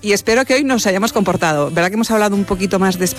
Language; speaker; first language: Spanish; native; Spanish